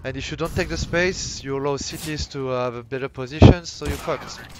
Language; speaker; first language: English; non-native, fluent; French